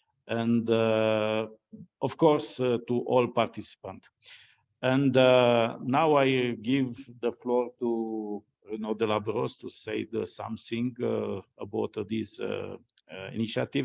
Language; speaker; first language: English; non-native, fluent; Romanian